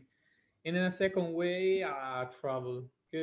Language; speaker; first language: English; non-native, fluent; Italian